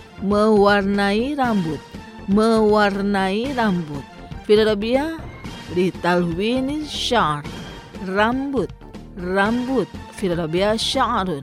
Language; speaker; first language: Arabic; non-native, fluent; Indonesian